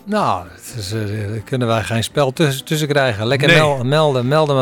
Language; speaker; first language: Dutch; native; Dutch